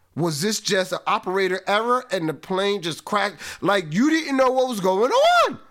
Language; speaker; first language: English; native; English